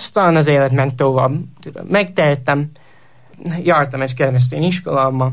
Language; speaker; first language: Hungarian; non-native, fluent; English